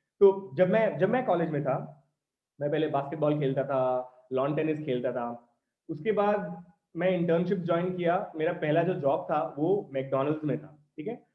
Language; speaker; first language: Hindi; non-native, local second language; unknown